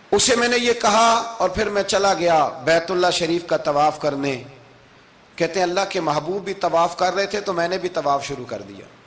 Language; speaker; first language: Urdu; non-native, local second language; Punjabi